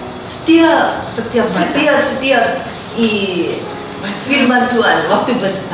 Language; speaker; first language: Indonesian; non-native, learner; Korean